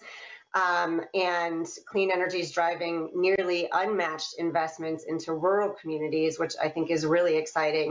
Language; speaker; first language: English; native; English